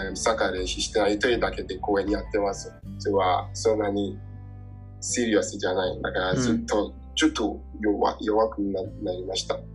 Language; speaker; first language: Japanese; non-native, learner; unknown